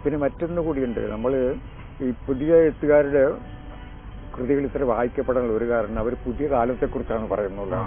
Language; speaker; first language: Malayalam; native; Malayalam